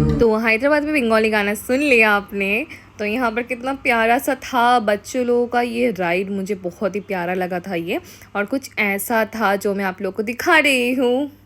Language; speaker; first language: Hindi; non-native, local second language; Bangla